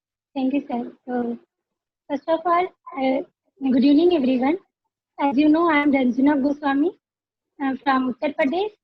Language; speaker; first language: English; non-native, local second language; Hindi